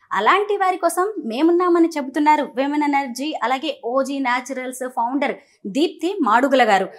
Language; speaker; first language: Telugu; native; Telugu